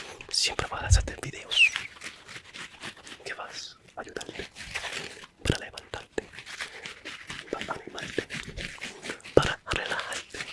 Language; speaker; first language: Spanish; non-native, fluent; English